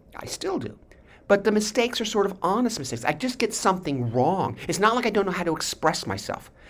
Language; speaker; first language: English; native; English